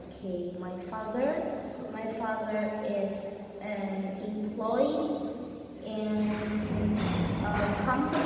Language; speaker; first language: English; non-native, fluent; Indonesian